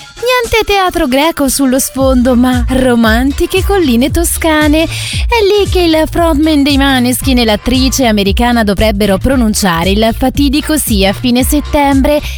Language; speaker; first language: Italian; native; Italian